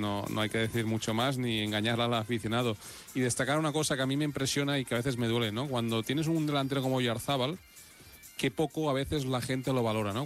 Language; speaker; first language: Spanish; native; Spanish